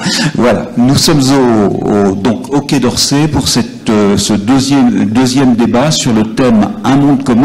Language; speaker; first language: French; native; French